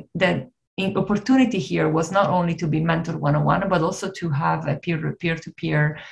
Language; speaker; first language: English; non-native, fluent; Italian